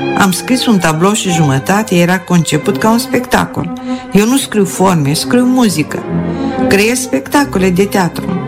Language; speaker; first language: Romanian; non-native, local second language; Russian